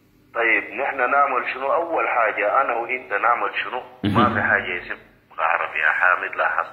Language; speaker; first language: Arabic; native; Arabic